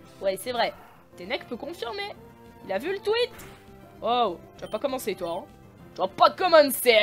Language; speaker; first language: French; native; French